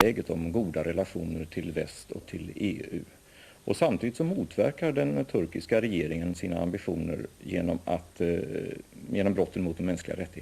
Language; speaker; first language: Swedish; native; Swedish